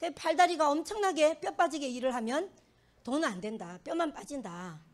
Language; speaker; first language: Korean; native; Korean